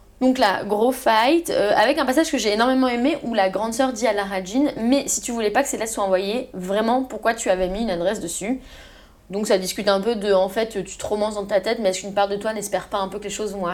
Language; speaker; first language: French; native; French